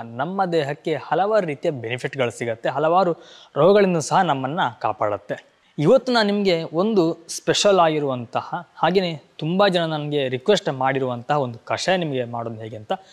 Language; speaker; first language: Kannada; non-native, local second language; Tulu